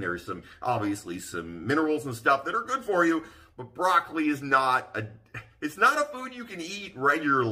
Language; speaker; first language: English; native; English